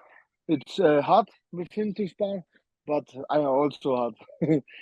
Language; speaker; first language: English; non-native, learner; German